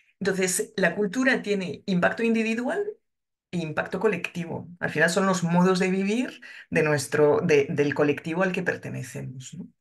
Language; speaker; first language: Spanish; non-native, fluent; French